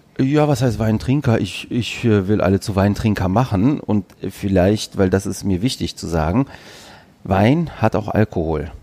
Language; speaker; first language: German; early bilingual, other home language; Greek